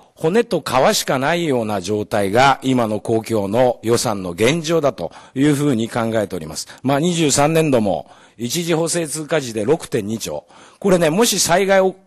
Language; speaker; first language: Japanese; native; Japanese